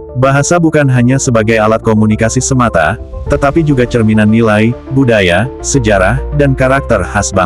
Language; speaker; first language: Indonesian; native; Indonesian